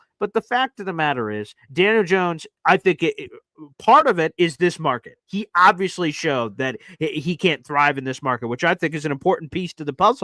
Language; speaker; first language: English; native; English